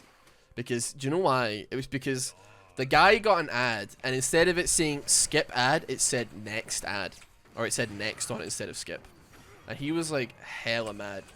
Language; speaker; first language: English; native; English